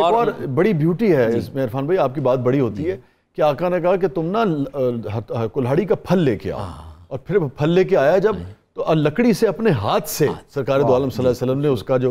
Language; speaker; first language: Urdu; native; Urdu